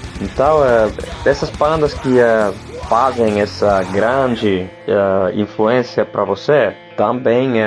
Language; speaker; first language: Portuguese; non-native, learner; Finnish